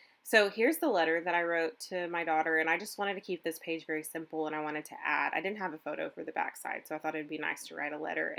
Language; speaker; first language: English; native; English